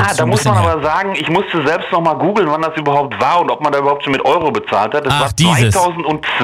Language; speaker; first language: German; native; German